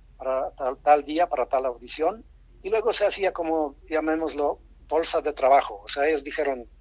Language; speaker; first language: Spanish; non-native, fluent; Polish